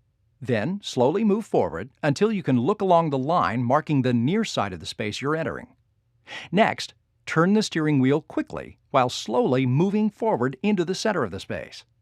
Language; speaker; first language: English; native; English